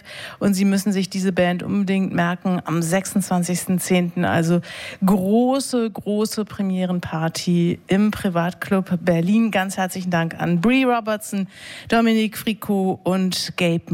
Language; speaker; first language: German; native; German